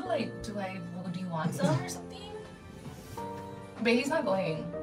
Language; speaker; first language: English; early bilingual, other home language; Spanish